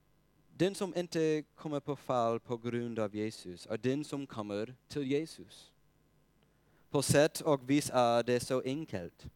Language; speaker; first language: Swedish; non-native, fluent; English